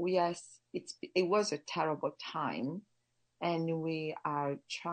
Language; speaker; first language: English; non-native, local second language; Kinyarwanda